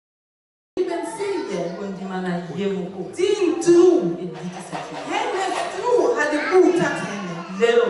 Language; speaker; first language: Swedish; non-native, fluent; Lingala